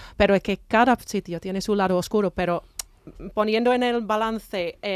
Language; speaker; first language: Spanish; non-native, fluent; English